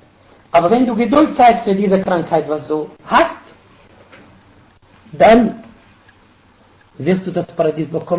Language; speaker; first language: German; non-native, fluent; Arabic